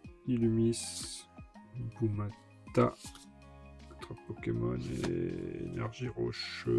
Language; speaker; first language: French; native; French